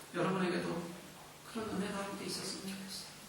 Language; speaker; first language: Korean; native; Korean